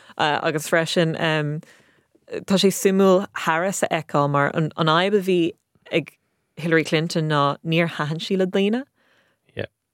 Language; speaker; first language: Irish; non-native, local second language; English